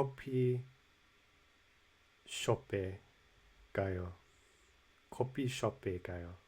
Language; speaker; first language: Korean; non-native, learner; English